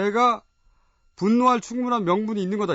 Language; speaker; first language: Korean; native; Korean